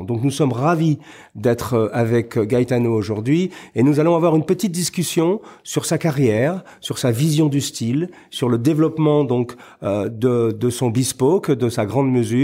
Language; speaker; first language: French; native; French